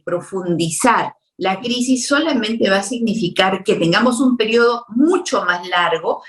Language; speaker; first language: Spanish; native; Spanish